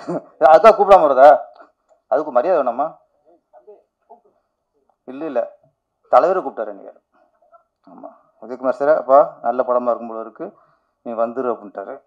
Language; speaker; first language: Tamil; native; Tamil